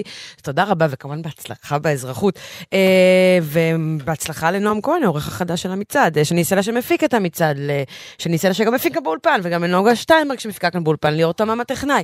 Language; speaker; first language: Hebrew; native; Hebrew